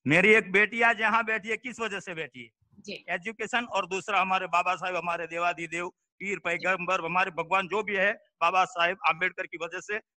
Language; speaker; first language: Hindi; non-native, local second language; Gujarati